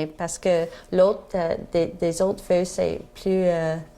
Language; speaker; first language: French; non-native, learner; English